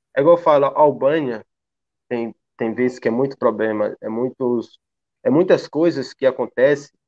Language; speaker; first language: Portuguese; native; Portuguese